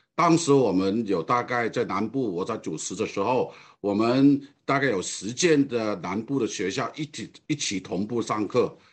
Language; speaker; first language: Chinese; non-native, fluent; Cantonese